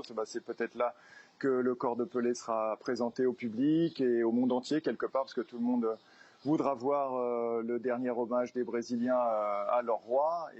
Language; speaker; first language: French; native; French